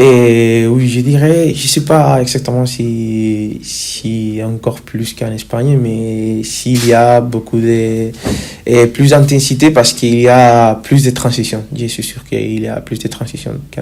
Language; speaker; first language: French; non-native, fluent; Spanish